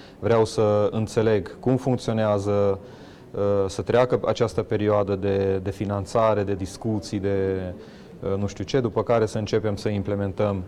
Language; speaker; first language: Romanian; non-native, local second language; Hungarian